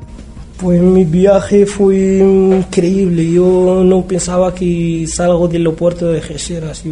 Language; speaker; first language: Spanish; non-native, learner; Arabic